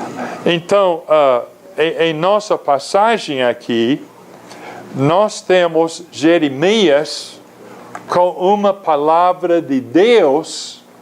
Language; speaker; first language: Portuguese; non-native, fluent; English